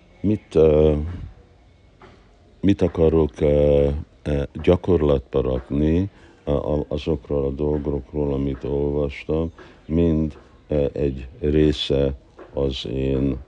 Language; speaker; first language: Hungarian; early bilingual, heritage; Hungarian